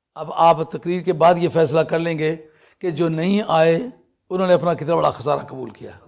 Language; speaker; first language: Urdu; non-native, local second language; Punjabi